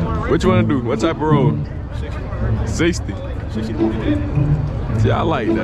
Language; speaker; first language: English; native; English